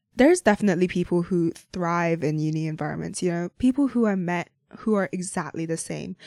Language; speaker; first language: English; non-native, local second language; Cantonese